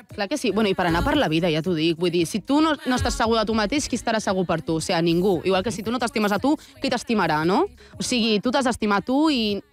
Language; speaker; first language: Catalan; non-native, local second language; Spanish